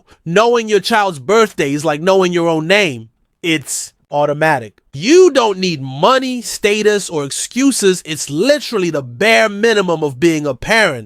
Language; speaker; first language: English; native; English